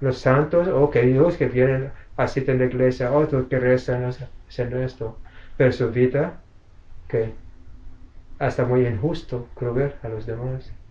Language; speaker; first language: Spanish; non-native, fluent; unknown